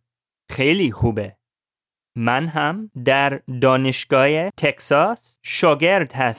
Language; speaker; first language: Persian; non-native, learner; English